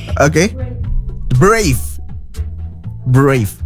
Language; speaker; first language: English; non-native, learner; Indonesian